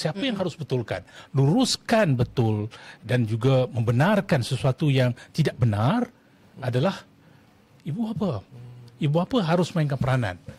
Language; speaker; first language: Malay; non-native, local second language; Tamil